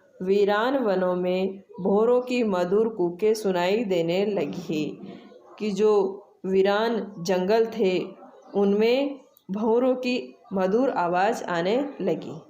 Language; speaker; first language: Hindi; native; Hindi